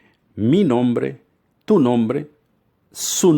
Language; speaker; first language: Spanish; non-native, fluent; Portuguese